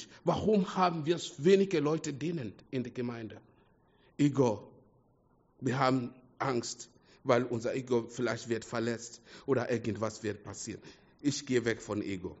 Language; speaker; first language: German; non-native, fluent; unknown